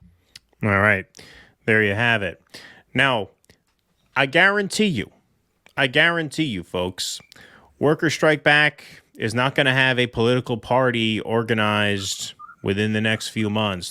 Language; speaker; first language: English; native; English